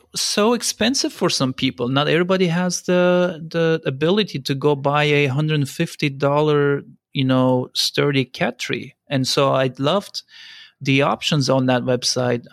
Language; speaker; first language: English; non-native, fluent; Turkish